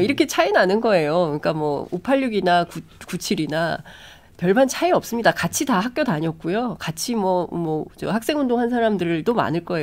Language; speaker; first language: Korean; native; Korean